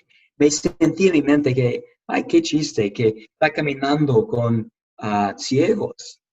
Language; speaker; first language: Spanish; non-native, fluent; English